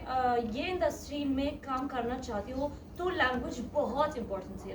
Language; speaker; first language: Hindi; non-native, learner; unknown